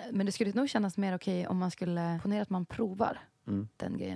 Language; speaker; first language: Swedish; native; Swedish